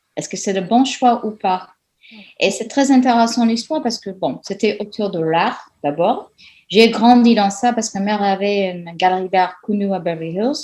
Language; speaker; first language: French; non-native, fluent; English